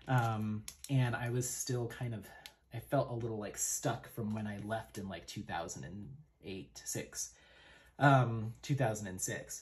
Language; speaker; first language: English; native; English